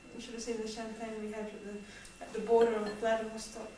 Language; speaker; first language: English; native; English